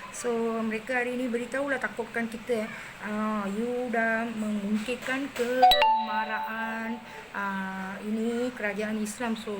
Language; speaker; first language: Malay; non-native, local second language; Tamil